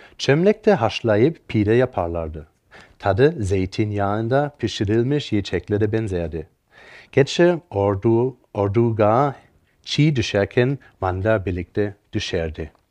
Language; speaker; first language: Turkish; non-native, fluent; German